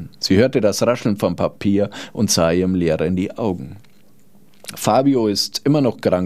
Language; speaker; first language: German; native; German